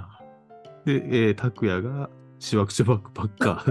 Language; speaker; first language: Japanese; native; Japanese